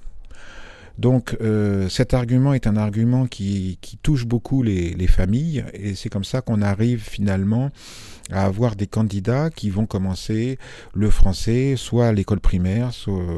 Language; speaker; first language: French; native; French